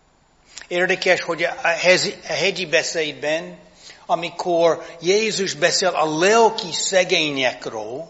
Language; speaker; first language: Hungarian; non-native, fluent; English